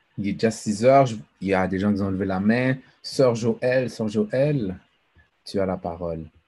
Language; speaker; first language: French; early bilingual, other home language; Haitian Creole